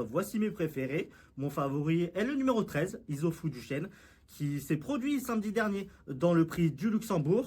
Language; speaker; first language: French; native; French